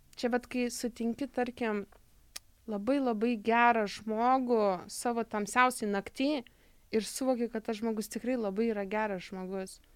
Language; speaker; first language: Lithuanian; native; Lithuanian